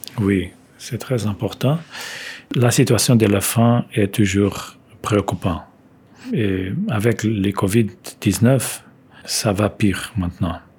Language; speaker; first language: French; non-native, fluent; Portuguese